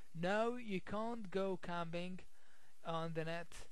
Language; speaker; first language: English; non-native, fluent; Arabic